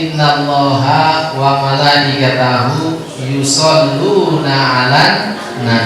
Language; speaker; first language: Indonesian; non-native, local second language; Javanese